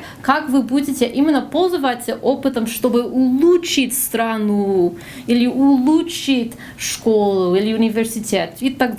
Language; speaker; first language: Russian; non-native, fluent; English